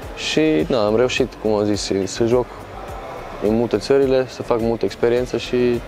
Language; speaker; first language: Romanian; non-native, fluent; Croatian